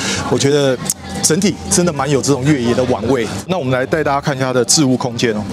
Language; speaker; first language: Chinese; native; Chinese